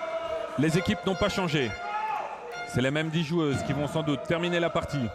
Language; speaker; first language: French; native; French